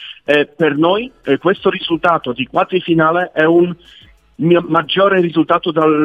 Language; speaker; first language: Italian; non-native, learner; Polish